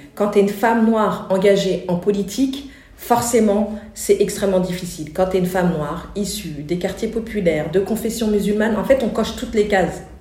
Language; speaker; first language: French; native; French